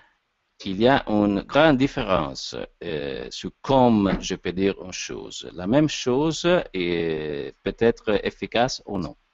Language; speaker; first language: French; non-native, learner; Italian